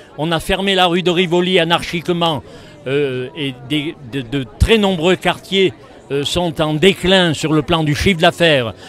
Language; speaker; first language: French; native; French